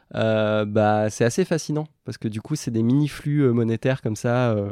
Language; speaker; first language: French; native; French